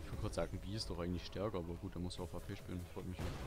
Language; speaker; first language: German; native; German